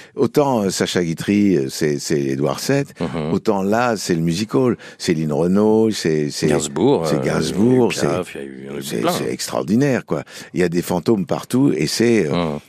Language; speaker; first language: French; native; French